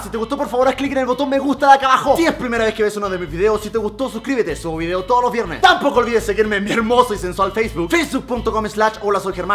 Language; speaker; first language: Spanish; native; Spanish